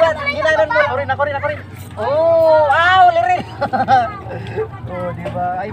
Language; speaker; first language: Filipino; native; Filipino